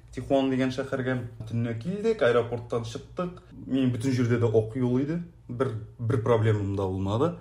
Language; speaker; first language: Tatar; native; Tatar